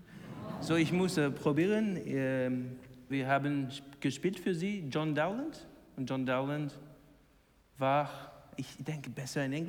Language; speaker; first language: German; non-native, learner; English